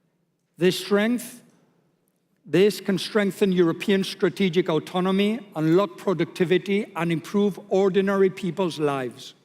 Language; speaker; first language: English; non-native, fluent; Spanish